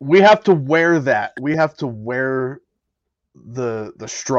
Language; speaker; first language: English; native; English